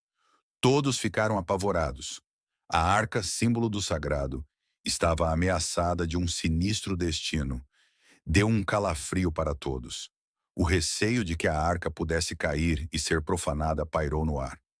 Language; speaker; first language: Portuguese; native; Portuguese